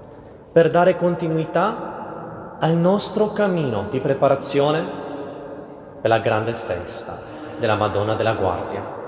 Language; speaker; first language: Italian; non-native, fluent; Portuguese